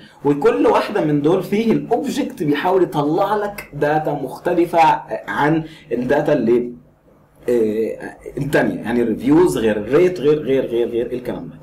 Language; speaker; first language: Arabic; native; Arabic